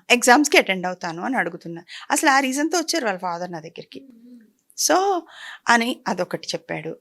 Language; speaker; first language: Telugu; native; Telugu